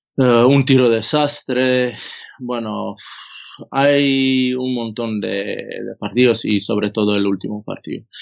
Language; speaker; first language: Spanish; non-native, fluent; Croatian